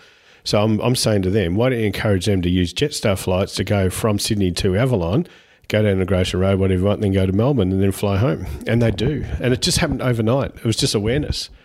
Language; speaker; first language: English; native; English